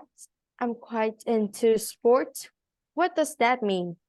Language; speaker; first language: English; non-native, learner; Vietnamese